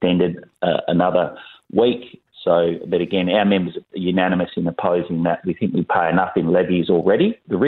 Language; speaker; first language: English; native; English